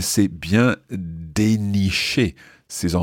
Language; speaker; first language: French; non-native, fluent; English